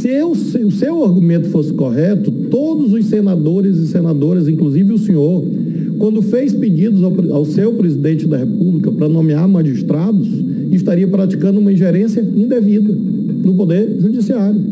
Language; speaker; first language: Portuguese; native; Portuguese